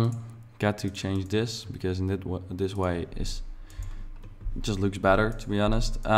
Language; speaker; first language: English; non-native, fluent; Dutch